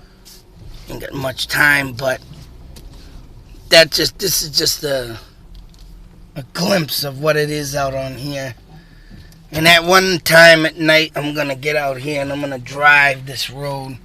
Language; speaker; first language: English; native; English